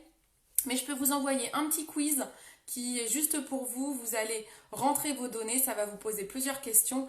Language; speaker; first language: French; native; French